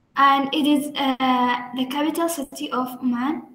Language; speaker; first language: English; non-native, fluent; Arabic